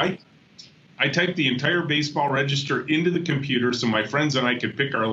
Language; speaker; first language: English; native; English